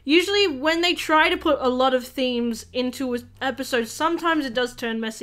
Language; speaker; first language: English; native; English